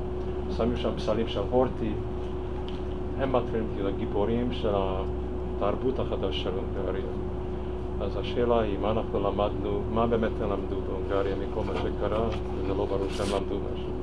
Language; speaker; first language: Hebrew; non-native, fluent; Hungarian